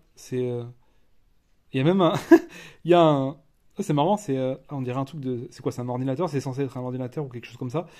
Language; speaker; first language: French; native; French